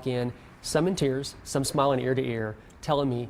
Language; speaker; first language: English; native; English